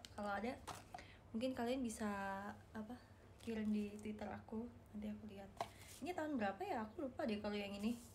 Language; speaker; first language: Indonesian; native; Indonesian